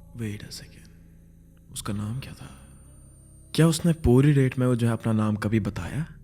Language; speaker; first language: Hindi; native; Hindi